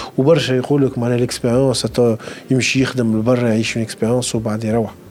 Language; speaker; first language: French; non-native, local second language; Arabic